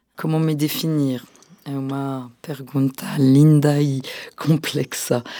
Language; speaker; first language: Portuguese; non-native, fluent; French